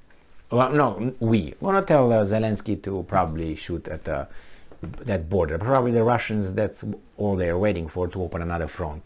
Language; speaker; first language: English; non-native, fluent; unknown